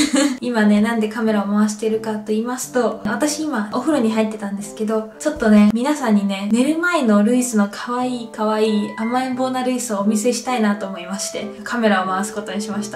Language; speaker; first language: Japanese; native; Japanese